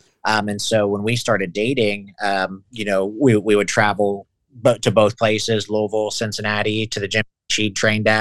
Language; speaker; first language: English; native; English